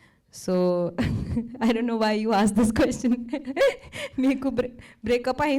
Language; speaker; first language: Telugu; non-native, fluent; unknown